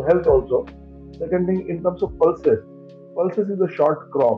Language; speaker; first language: English; non-native, local second language; Gujarati